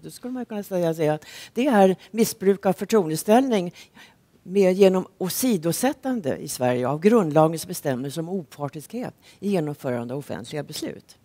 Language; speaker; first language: Swedish; native; Swedish